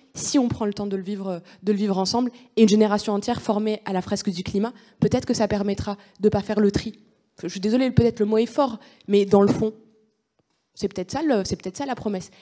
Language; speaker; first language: French; native; French